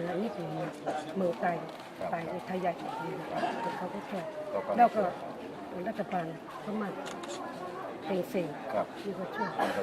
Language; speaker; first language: Thai; non-native, learner; Shan